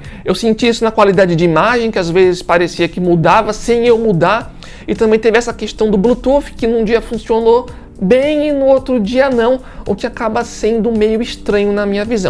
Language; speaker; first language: Portuguese; native; Portuguese